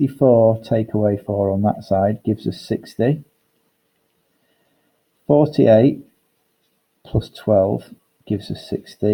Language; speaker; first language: English; native; English